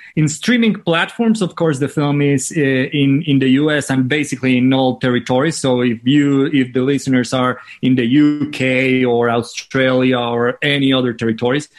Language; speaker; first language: English; non-native, fluent; Spanish